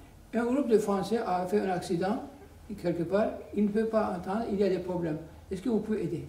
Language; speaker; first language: French; non-native, fluent; Turkish